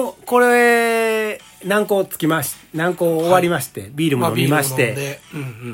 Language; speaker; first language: Japanese; native; Japanese